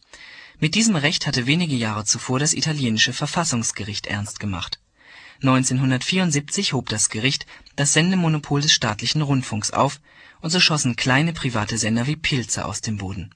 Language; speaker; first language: German; native; German